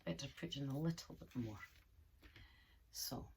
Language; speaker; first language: English; native; English